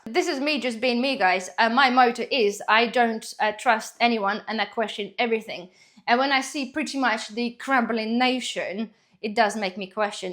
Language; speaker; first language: English; non-native, fluent; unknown